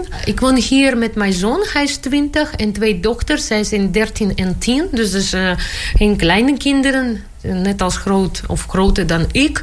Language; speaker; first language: Dutch; non-native, learner; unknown